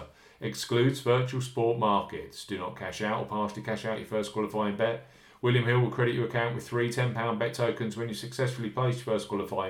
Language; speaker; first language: English; native; English